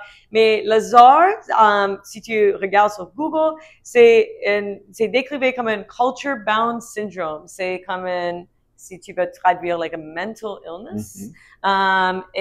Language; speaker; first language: French; non-native, learner; English